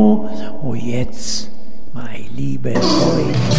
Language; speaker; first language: German; non-native, learner; Italian